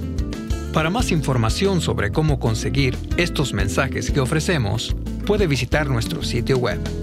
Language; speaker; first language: Spanish; native; Spanish